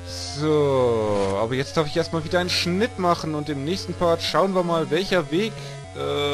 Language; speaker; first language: German; native; German